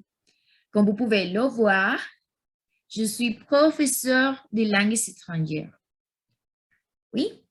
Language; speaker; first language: French; non-native, learner; Spanish